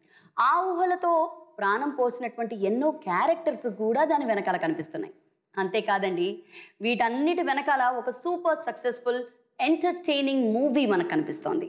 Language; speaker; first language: Telugu; native; Telugu